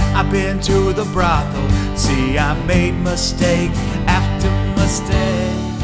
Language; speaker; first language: English; native; English